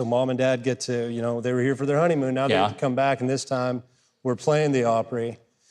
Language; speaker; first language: English; non-native, fluent; German